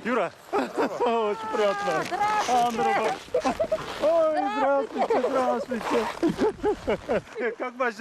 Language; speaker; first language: Russian; non-native, learner; Korean